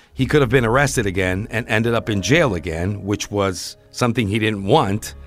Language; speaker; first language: English; non-native, fluent; Italian